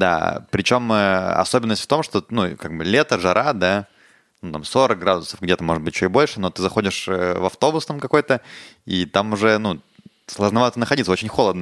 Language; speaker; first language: Russian; native; Russian